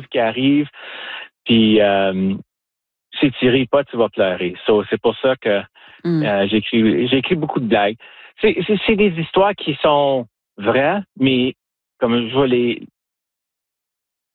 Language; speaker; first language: French; native; French